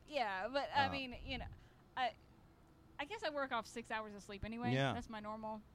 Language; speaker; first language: English; native; English